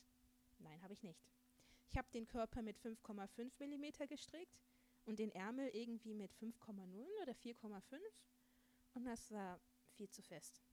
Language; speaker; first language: German; native; German